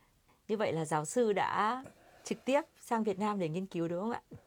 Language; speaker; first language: Vietnamese; native; Vietnamese